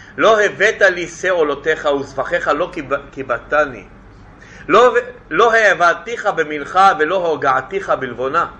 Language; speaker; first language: Hebrew; native; Hebrew